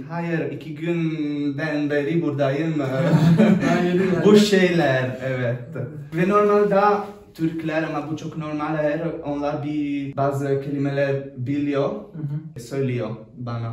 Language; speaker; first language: Turkish; non-native, learner; Italian